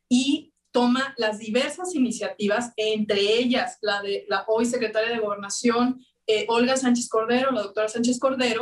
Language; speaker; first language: Spanish; native; Spanish